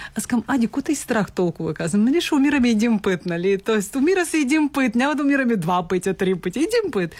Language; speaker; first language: Bulgarian; early bilingual, heritage; Bulgarian